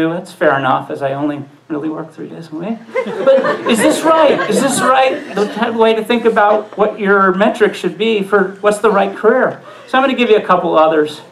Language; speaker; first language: English; native; English